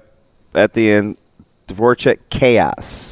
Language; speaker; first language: English; native; English